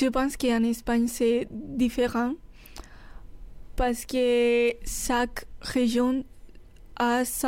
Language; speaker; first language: French; non-native, fluent; Spanish